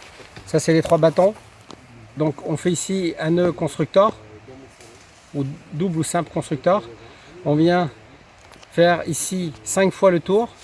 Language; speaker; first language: French; native; French